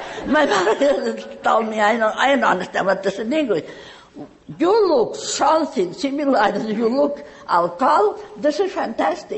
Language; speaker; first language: English; non-native, learner; Catalan